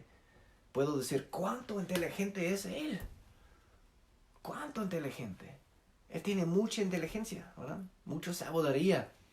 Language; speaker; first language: Spanish; non-native, fluent; English